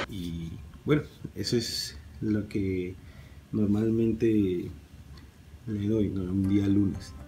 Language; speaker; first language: Spanish; native; Spanish